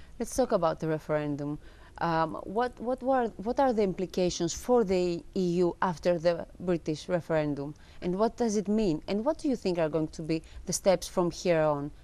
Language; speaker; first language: English; non-native, fluent; Greek